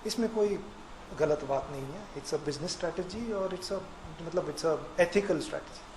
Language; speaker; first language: Hindi; non-native, local second language; Kannada